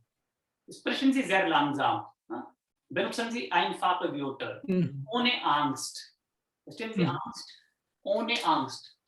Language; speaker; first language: German; non-native, fluent; Hindi